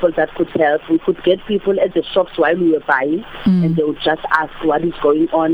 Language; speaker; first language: English; non-native, local second language; Afrikaans